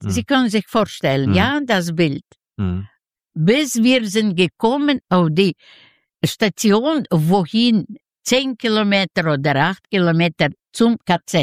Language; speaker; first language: German; non-native, learner; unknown